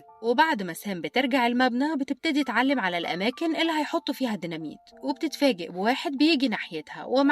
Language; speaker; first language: Arabic; native; Arabic